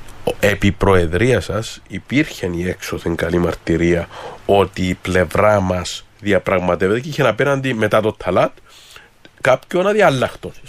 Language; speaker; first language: Greek; native; Greek